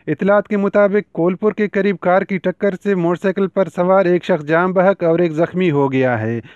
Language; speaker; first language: Urdu; non-native, local second language; Baluchi